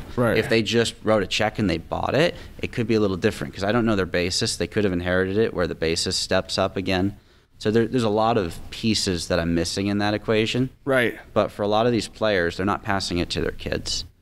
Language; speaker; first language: English; native; English